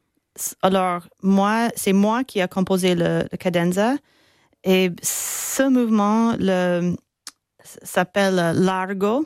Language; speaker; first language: French; non-native, learner; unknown